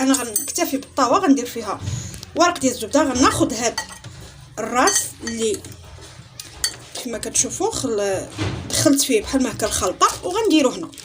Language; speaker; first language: Arabic; native; Arabic